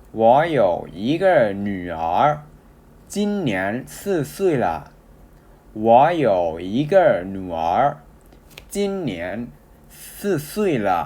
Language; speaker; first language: Chinese; non-native, learner; Thai